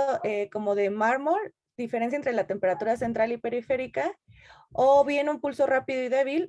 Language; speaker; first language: Spanish; native; Spanish